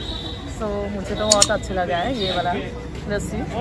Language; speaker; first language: Hindi; non-native, local second language; Bangla